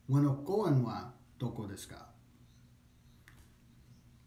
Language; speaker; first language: Japanese; non-native, learner; English